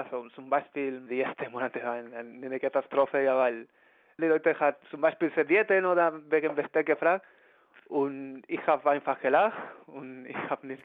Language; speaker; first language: German; non-native, learner; Spanish